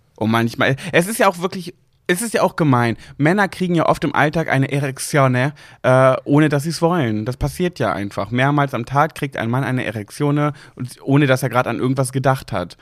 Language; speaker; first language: German; native; German